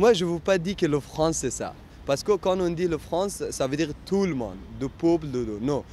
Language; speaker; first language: French; non-native, learner; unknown